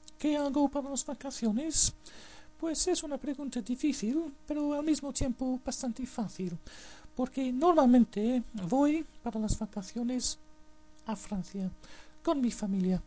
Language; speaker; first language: Spanish; non-native, learner; English